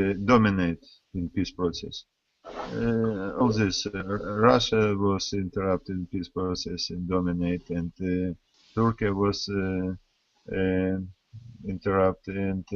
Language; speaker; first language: English; non-native, learner; Russian